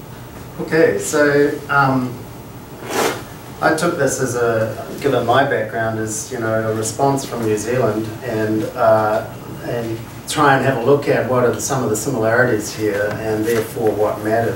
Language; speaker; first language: English; native; English